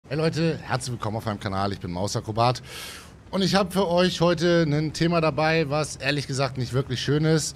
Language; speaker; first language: German; native; German